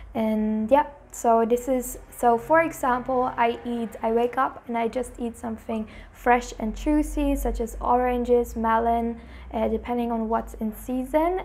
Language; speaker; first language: English; non-native, fluent; German